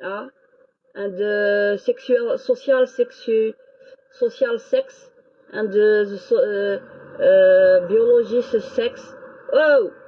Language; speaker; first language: Dutch; non-native, learner; French